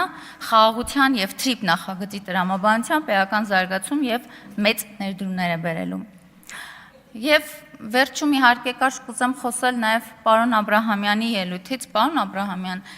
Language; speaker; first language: Armenian; native; Armenian